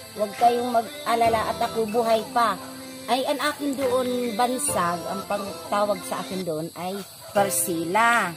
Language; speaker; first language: Filipino; non-native, local second language; Bikol